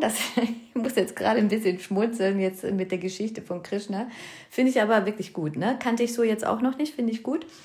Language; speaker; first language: German; early bilingual, other home language; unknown